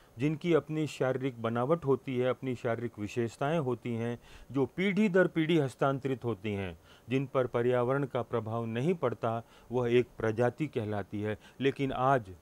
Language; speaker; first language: Hindi; native; Hindi